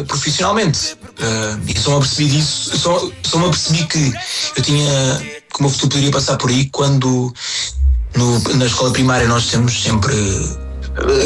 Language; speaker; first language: Portuguese; native; Portuguese